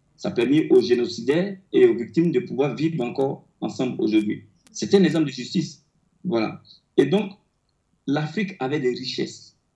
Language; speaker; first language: French; non-native, local second language; Akan